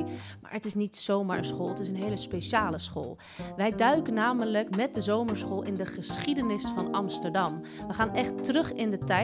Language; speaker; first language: Dutch; native; Dutch